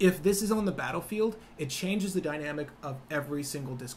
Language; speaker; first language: English; native; English